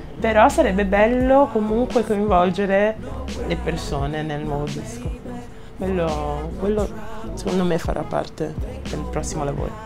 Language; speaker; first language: Italian; native; Italian